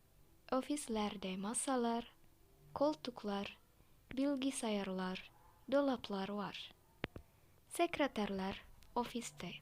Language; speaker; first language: Turkish; non-native, fluent; Indonesian